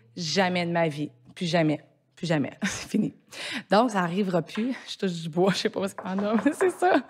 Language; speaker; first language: French; native; French